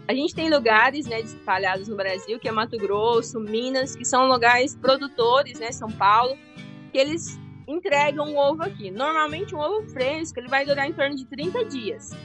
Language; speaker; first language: Portuguese; native; Portuguese